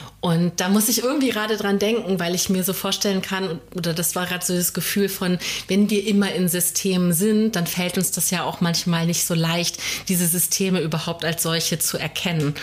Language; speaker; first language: German; native; German